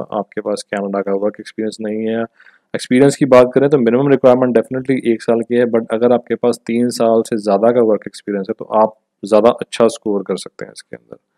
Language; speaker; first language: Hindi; non-native, local second language; Punjabi